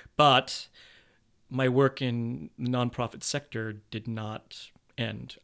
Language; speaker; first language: English; native; English